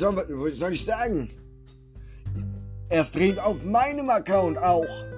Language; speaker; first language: German; native; German